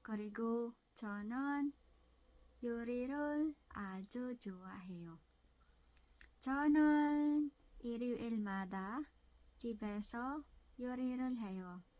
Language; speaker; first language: Korean; non-native, learner; Filipino